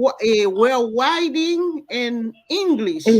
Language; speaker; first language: English; non-native, learner; French